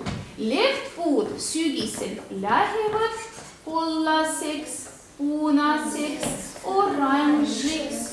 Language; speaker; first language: Estonian; non-native, local second language; Russian